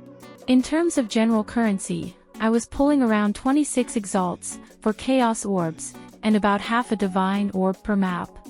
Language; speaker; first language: English; native; English